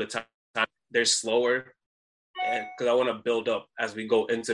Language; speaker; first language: English; native; English